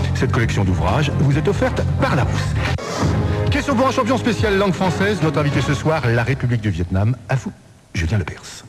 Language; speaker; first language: French; native; French